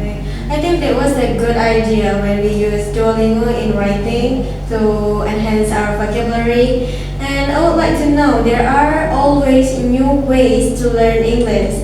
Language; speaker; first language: English; non-native, learner; Indonesian